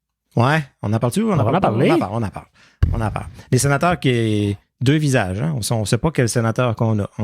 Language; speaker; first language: French; native; French